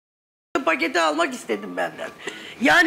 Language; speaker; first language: Turkish; native; Turkish